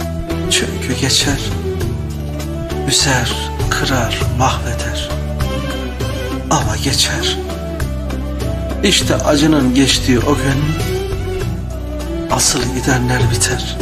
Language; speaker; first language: Turkish; native; Turkish